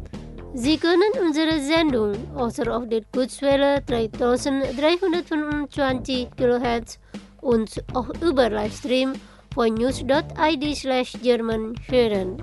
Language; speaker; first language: German; non-native, fluent; Indonesian